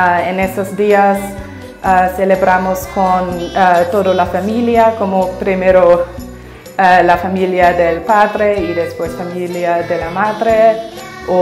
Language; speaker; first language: Spanish; non-native, learner; German